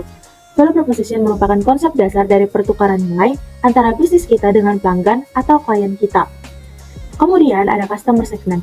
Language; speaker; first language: Indonesian; native; Indonesian